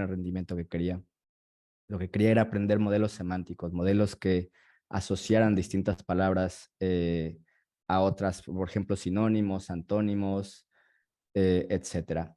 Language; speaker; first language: Spanish; native; Spanish